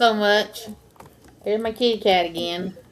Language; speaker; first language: English; native; English